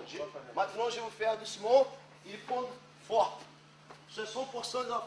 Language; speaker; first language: French; non-native, learner; Portuguese